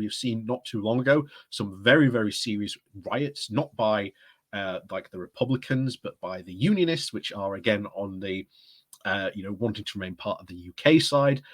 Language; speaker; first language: English; native; English